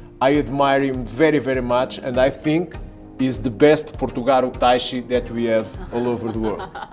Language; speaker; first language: English; non-native, fluent; Portuguese